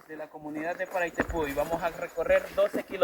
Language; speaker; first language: Spanish; native; Spanish